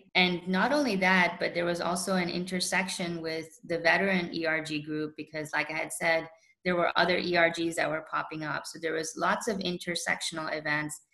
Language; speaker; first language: English; early bilingual, other home language; Urdu